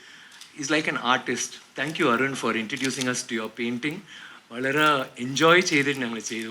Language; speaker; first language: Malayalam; non-native, learner; Tamil